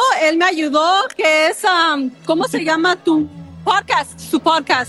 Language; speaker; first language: Spanish; early bilingual, heritage; English